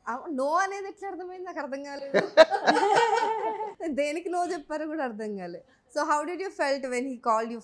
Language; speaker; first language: Telugu; native; Telugu